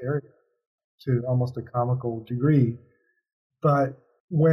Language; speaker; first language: English; native; English